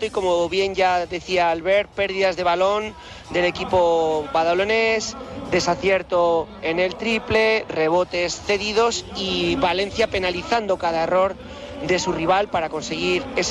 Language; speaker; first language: Spanish; native; Spanish